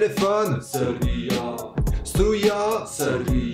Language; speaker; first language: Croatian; non-native, fluent; French